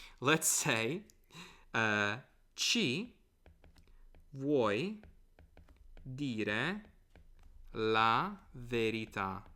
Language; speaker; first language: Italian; non-native, fluent; English